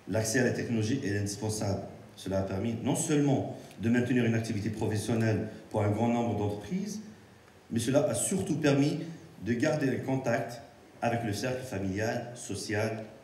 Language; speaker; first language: French; non-native, local second language; Arabic